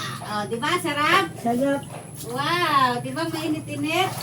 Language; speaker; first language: Filipino; native; Filipino